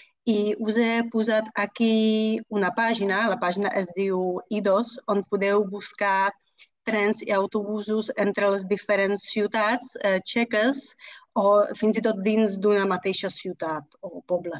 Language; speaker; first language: Catalan; non-native, fluent; Czech